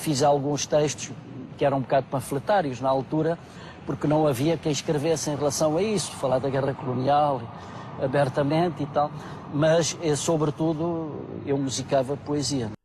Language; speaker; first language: Portuguese; native; Portuguese